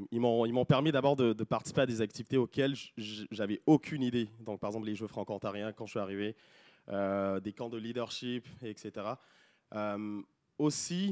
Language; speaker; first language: French; non-native, local second language; Lingala